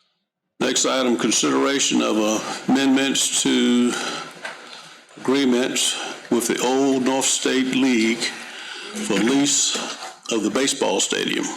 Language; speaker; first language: English; native; English